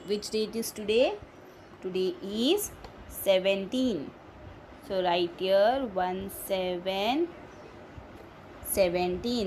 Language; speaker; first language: English; non-native, local second language; Hindi